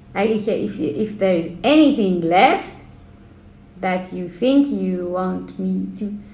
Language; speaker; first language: English; non-native, fluent; Persian